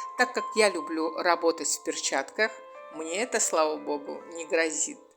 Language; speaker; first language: Russian; non-native, local second language; Azerbaijani